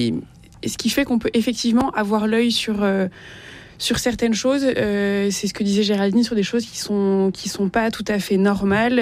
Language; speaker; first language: French; native; French